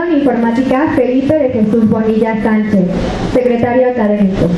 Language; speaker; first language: Spanish; native; Spanish